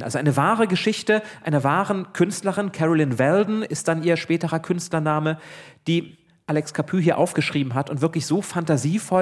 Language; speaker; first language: German; native; German